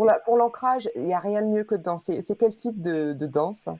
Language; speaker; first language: French; native; French